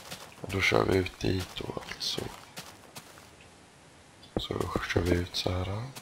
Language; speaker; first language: Swedish; native; Swedish